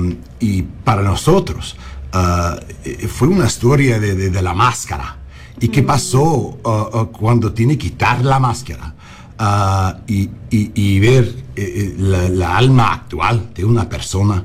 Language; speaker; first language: Spanish; non-native, learner; English